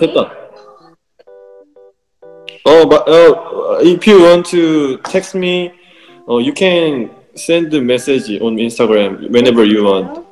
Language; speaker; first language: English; non-native, learner; Korean